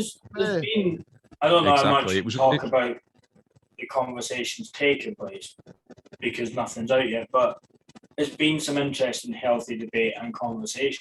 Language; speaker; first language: English; native; English